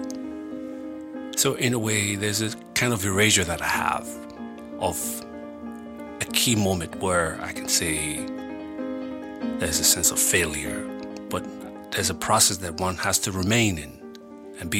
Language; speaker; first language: English; non-native, local second language; Bini